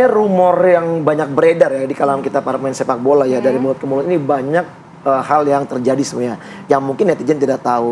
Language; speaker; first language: Indonesian; native; Indonesian